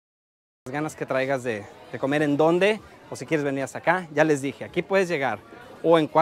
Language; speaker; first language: Spanish; native; Spanish